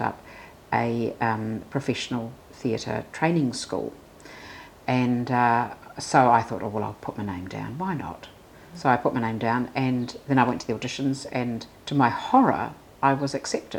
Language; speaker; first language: English; native; English